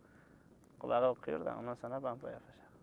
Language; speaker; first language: Turkish; non-native, learner; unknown